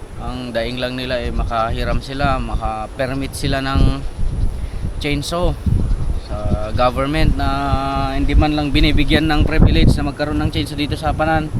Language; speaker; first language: Filipino; non-native, local second language; Iloko